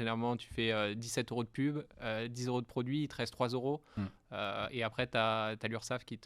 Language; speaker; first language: French; native; French